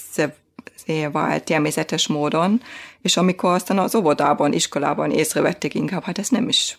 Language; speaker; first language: Hungarian; non-native, fluent; German